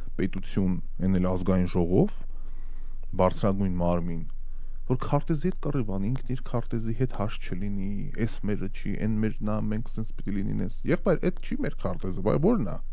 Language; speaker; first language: Armenian; native; Armenian